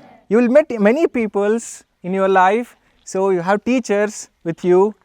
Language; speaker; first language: Kannada; non-native, learner; Telugu